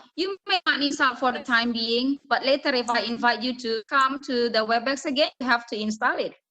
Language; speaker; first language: English; non-native, fluent; Indonesian